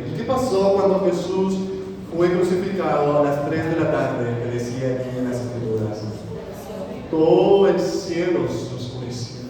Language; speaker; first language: Spanish; native; Spanish